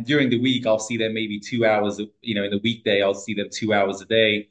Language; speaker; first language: English; early bilingual, other home language; Portuguese